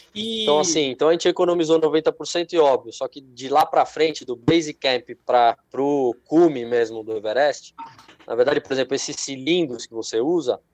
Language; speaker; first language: Portuguese; native; Portuguese